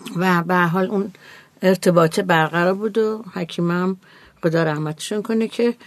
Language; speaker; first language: Persian; native; Persian